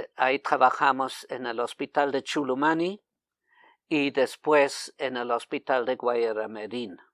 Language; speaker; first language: Spanish; non-native, fluent; German